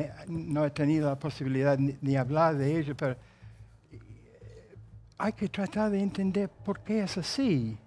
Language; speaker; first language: Spanish; non-native, fluent; English